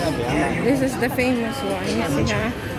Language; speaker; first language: English; non-native, local second language; Filipino